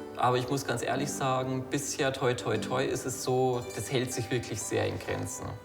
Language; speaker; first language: German; native; German